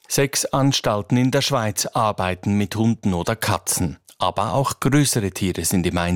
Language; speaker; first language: German; native; German